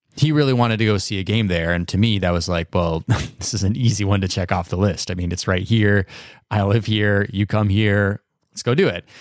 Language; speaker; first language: English; native; English